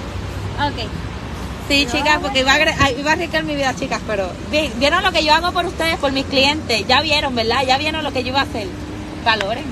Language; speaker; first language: Spanish; native; Spanish